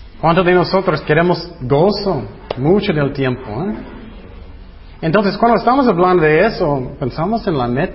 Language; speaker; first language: Spanish; non-native, fluent; English